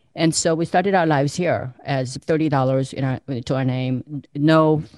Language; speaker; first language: English; early bilingual, other home language; Korean